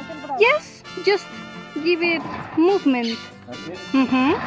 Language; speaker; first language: English; non-native, learner; Spanish